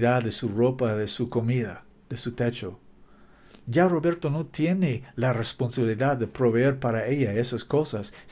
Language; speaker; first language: Spanish; non-native, learner; English